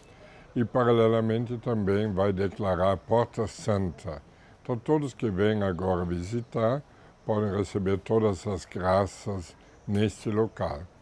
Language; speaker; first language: Portuguese; non-native, fluent; German